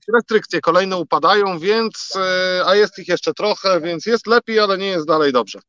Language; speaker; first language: Polish; native; Polish